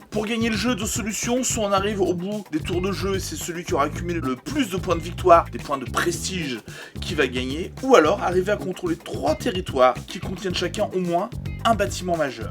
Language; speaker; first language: French; native; French